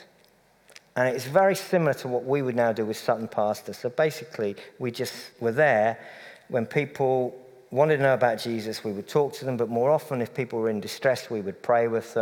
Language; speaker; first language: English; native; English